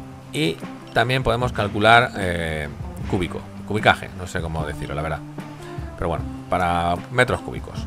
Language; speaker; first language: Spanish; native; Spanish